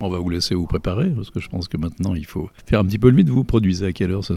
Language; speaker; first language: French; native; French